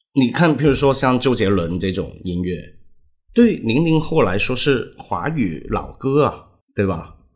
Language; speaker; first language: Chinese; non-native, local second language; Cantonese